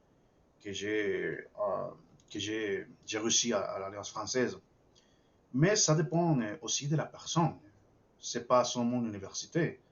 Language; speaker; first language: French; non-native, fluent; Spanish